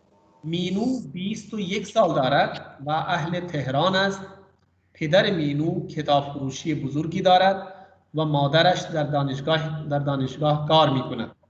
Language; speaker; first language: Persian; non-native, fluent; Urdu